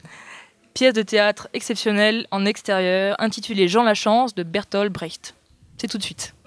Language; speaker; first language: French; native; French